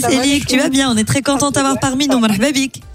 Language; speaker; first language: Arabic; native; Arabic